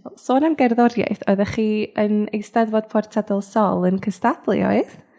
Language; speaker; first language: Welsh; native; Welsh